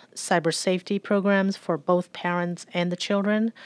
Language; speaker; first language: English; early bilingual, other home language; Burmese